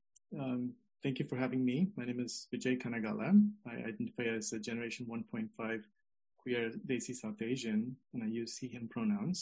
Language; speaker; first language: English; non-native, local second language; Telugu